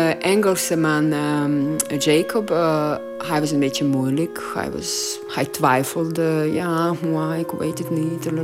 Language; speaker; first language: Dutch; non-native, learner; Croatian